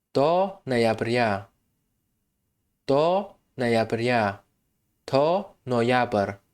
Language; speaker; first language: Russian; non-native, fluent; Tajik